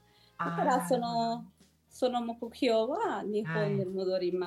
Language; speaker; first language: Japanese; non-native, learner; Spanish